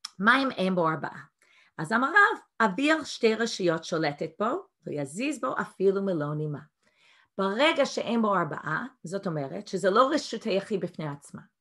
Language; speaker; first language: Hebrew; non-native, fluent; English